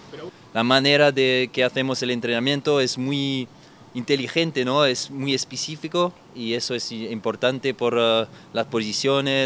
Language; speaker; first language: Spanish; non-native, learner; French